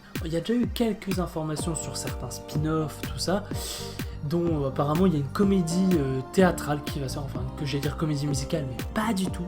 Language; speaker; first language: French; native; French